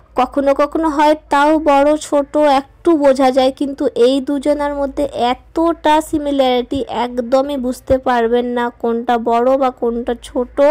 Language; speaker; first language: Bangla; non-native, local second language; Hindi